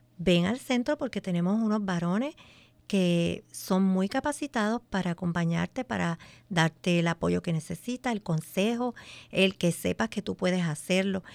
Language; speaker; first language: Spanish; native; Spanish